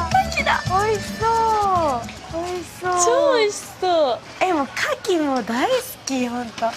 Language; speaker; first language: Japanese; native; Japanese